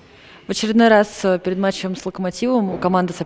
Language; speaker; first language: Russian; native; Russian